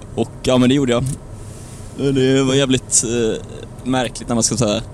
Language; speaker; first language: Swedish; native; Swedish